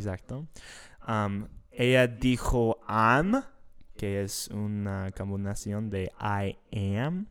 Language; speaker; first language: Spanish; non-native, fluent; English